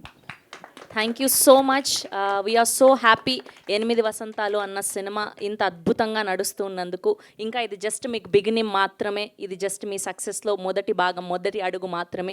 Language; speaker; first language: Telugu; native; Telugu